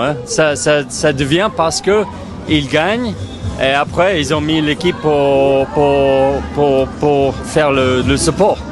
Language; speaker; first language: French; non-native, fluent; English